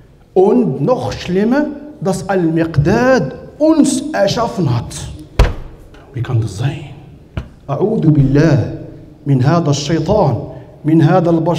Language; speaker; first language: German; non-native, learner; Arabic